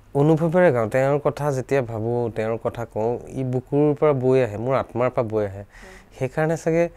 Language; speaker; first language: Assamese; native; Assamese